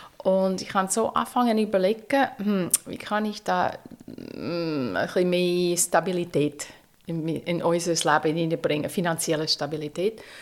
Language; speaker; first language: German; non-native, fluent; English